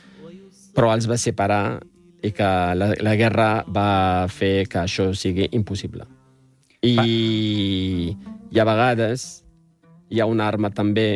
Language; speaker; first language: Catalan; non-native, fluent; Riffian